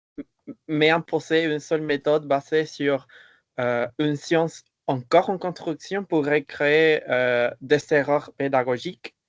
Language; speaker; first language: French; non-native, fluent; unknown